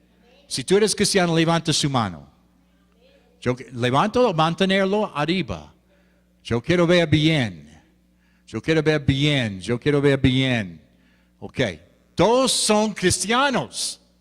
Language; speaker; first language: Spanish; non-native, fluent; English